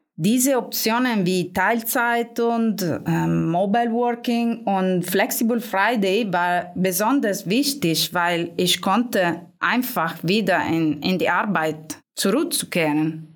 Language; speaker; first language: German; non-native, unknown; Italian